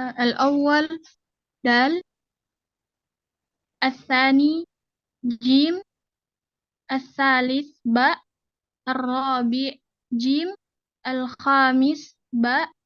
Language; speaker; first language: Arabic; non-native, learner; Indonesian